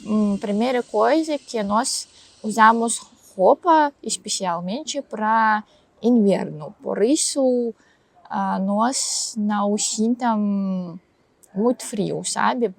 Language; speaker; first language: Portuguese; non-native, learner; Russian